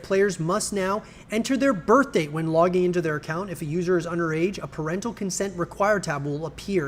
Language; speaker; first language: English; native; English